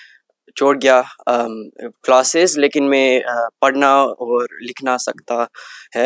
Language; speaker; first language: Hindi; early bilingual, heritage; English